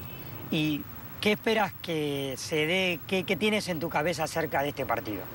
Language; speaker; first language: Spanish; native; Spanish